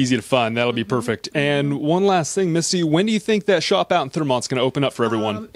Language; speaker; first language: English; native; English